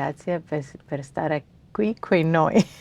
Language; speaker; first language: Italian; non-native, learner; Spanish